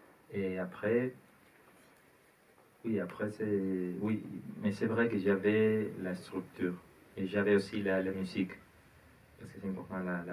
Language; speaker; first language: French; non-native, learner; Spanish